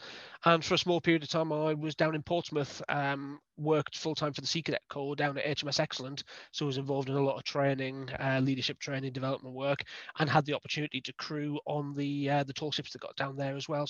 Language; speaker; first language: English; native; English